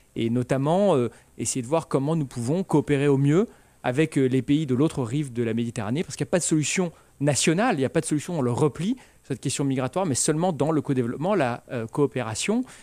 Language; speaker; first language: French; native; French